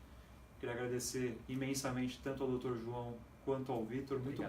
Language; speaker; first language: Portuguese; native; Portuguese